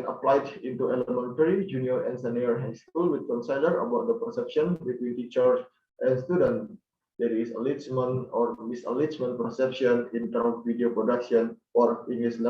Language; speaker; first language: English; non-native, learner; Indonesian